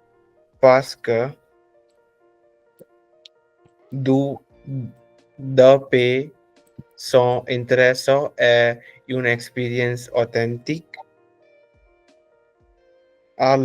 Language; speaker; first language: French; non-native, learner; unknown